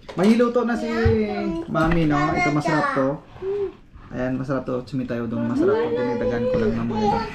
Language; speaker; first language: Filipino; native; Filipino